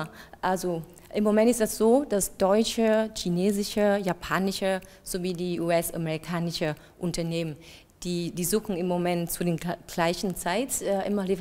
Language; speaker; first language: German; non-native, fluent; Vietnamese